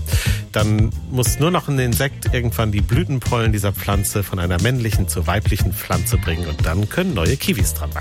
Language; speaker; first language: German; native; German